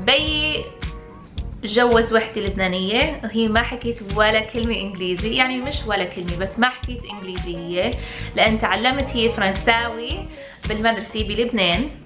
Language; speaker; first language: Arabic; early bilingual, heritage; English